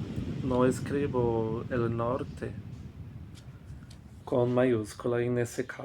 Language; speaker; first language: Spanish; non-native, fluent; Portuguese